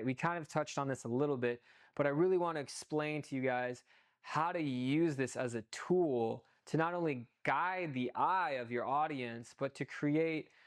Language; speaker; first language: English; native; English